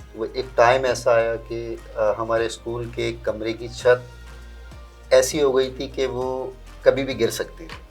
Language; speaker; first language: Urdu; native; Urdu